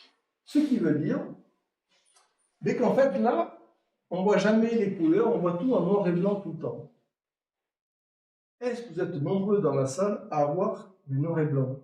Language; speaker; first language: French; native; French